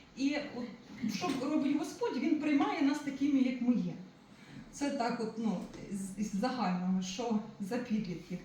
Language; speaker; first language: Ukrainian; non-native, local second language; Russian